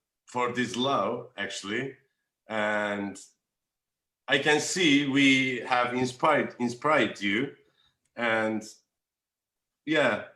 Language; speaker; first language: English; non-native, learner; Turkish